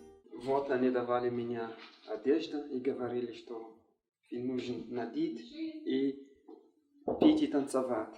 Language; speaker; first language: Russian; non-native, learner; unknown